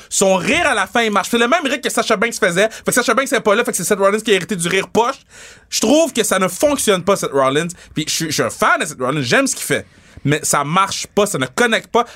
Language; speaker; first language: French; native; French